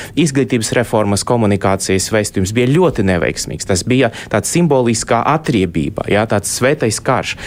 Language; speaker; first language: Latvian; non-native, local second language; Russian